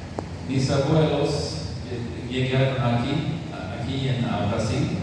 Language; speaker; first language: Spanish; non-native, fluent; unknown